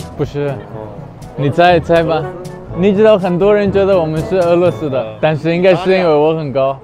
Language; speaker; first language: Chinese; non-native, fluent; Spanish